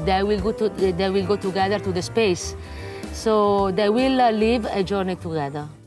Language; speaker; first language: English; non-native, fluent; Italian